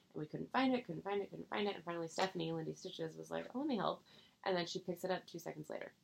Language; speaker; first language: English; native; English